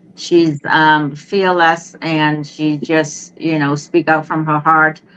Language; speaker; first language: English; non-native, fluent; Khmer